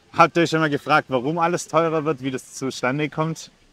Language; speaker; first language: German; native; German